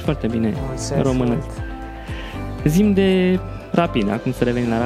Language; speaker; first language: Romanian; native; Romanian